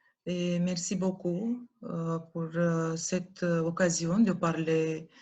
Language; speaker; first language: French; non-native, learner; Romanian